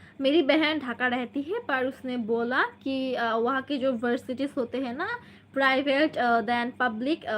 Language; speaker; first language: Hindi; non-native, local second language; Bangla